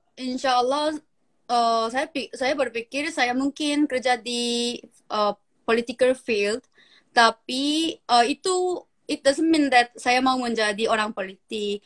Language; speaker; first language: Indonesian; non-native, learner; Korean